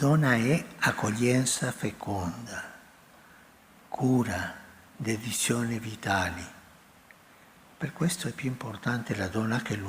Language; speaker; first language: Italian; non-native, fluent; Spanish